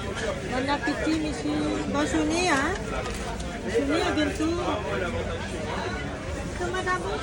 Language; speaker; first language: French; non-native, learner; Thai